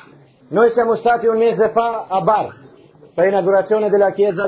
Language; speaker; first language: Italian; non-native, fluent; Albanian